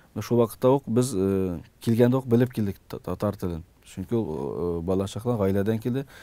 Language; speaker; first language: Tatar; early bilingual, heritage; Tatar